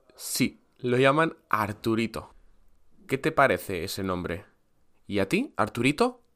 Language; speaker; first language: Spanish; native; Spanish